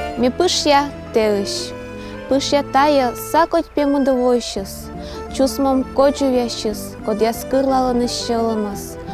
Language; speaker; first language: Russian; non-native, local second language; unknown